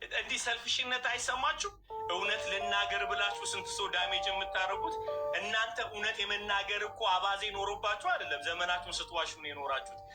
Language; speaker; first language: Amharic; non-native, local second language; Somali